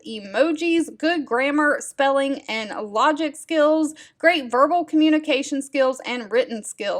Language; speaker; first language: English; native; English